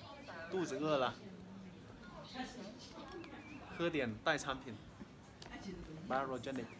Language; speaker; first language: Chinese; non-native, fluent; Indonesian